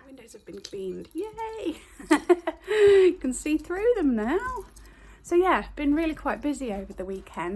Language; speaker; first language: English; native; English